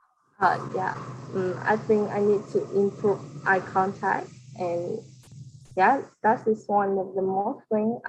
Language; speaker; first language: English; non-native, learner; Vietnamese